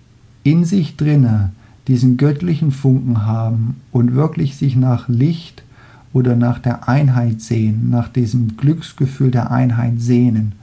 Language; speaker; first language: German; non-native, fluent; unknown